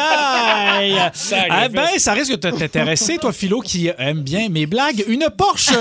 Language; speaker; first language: French; native; French